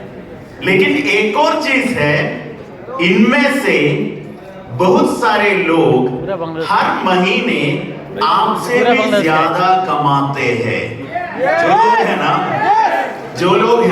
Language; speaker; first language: Hindi; non-native, learner; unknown